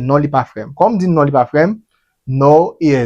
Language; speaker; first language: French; non-native, learner; Haitian Creole